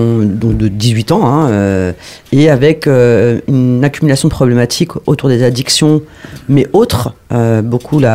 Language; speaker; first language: French; native; French